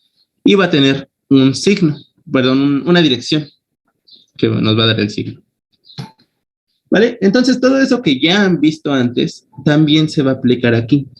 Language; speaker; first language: Spanish; native; Spanish